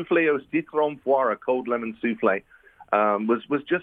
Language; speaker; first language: English; native; English